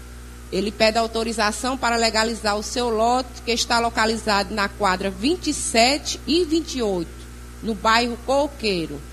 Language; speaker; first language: Portuguese; native; Portuguese